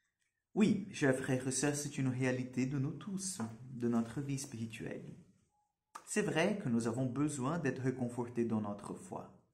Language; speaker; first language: French; non-native, fluent; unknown